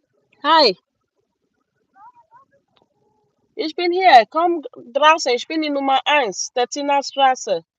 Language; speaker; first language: German; non-native, learner; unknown